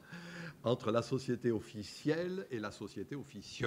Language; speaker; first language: French; native; French